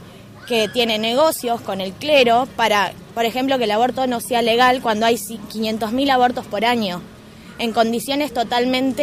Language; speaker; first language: Spanish; native; Spanish